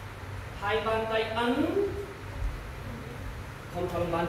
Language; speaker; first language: Vietnamese; non-native, learner; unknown